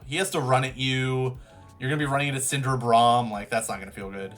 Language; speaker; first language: English; native; English